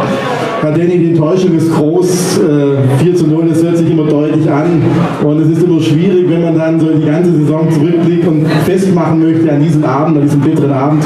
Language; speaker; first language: German; native; German